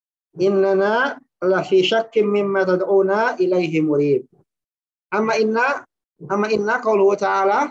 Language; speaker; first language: Arabic; non-native, fluent; Indonesian